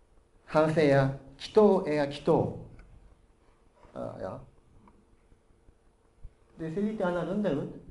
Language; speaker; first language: Swedish; non-native, fluent; Japanese